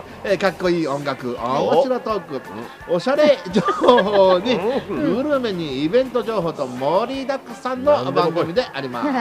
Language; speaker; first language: Japanese; native; Japanese